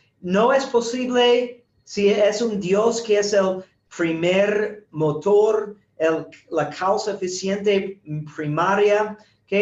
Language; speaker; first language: Spanish; non-native, fluent; English